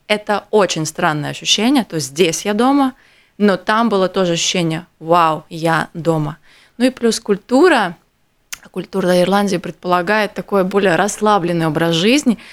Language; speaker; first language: Russian; native; Russian